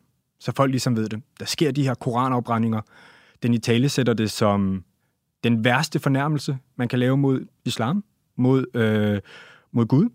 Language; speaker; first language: Danish; native; Danish